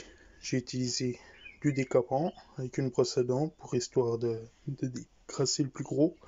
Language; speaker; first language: French; native; French